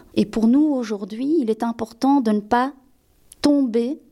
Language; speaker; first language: French; native; French